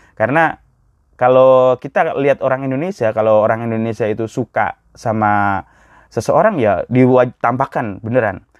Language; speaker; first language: Indonesian; native; Indonesian